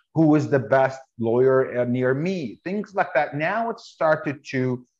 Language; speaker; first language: English; non-native, fluent; Arabic